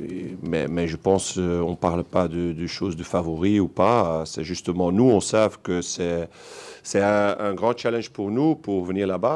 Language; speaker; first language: French; non-native, local second language; Dutch